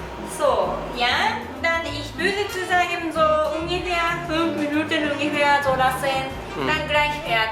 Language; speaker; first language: German; non-native, learner; Japanese